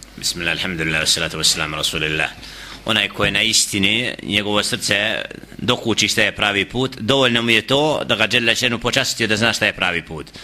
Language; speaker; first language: Bosnian; native; Bosnian